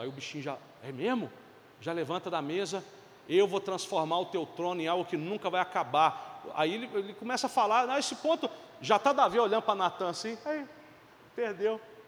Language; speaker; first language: Portuguese; non-native, fluent; Italian